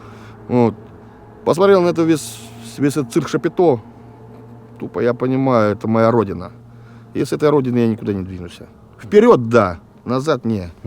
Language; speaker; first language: Russian; native; Russian